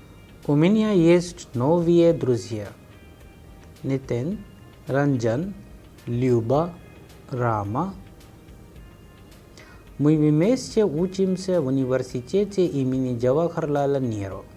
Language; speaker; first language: Russian; non-native, fluent; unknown